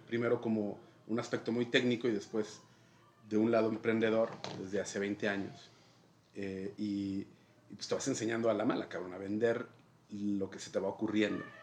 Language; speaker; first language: Spanish; native; Spanish